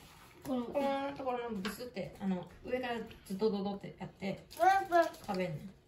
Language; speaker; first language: Japanese; native; Japanese